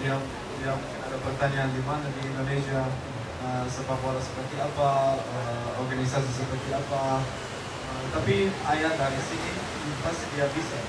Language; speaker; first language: Indonesian; non-native, fluent; Dutch